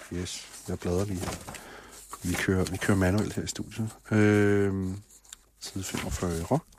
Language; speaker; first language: Danish; native; Danish